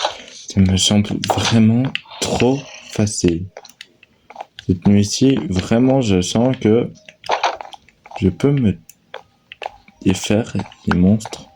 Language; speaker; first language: French; native; French